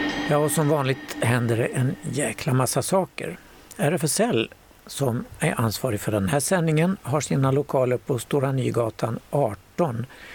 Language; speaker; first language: Swedish; native; Swedish